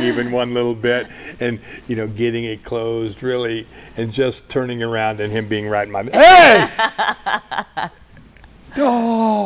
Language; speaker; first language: English; native; English